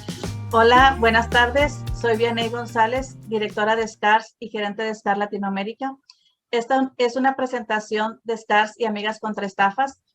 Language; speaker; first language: Spanish; native; Spanish